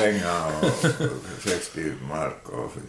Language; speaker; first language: Swedish; non-native, learner; Finnish